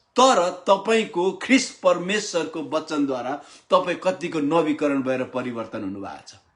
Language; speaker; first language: Nepali; non-native, local second language; Limbu